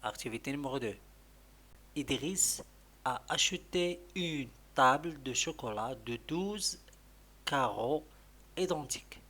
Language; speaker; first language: French; non-native, local second language; Arabic